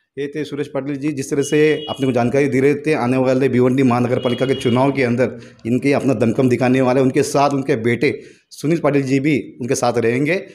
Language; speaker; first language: Hindi; non-native, local second language; Telugu